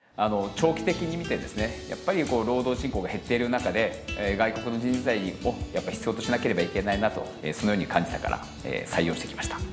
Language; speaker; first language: Japanese; native; Japanese